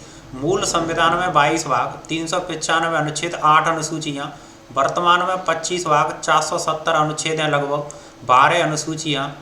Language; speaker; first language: Hindi; native; Hindi